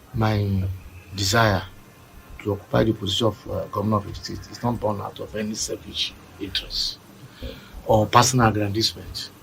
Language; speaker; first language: English; non-native, local second language; Yoruba